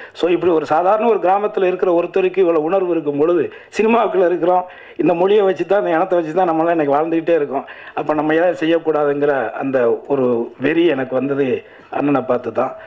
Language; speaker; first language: Tamil; native; Tamil